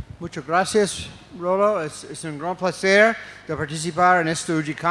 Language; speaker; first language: Spanish; non-native, fluent; English